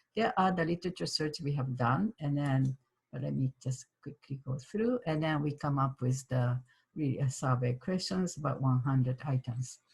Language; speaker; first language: English; non-native, fluent; Japanese